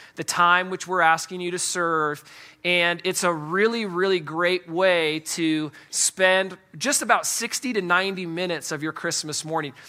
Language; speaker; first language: English; native; English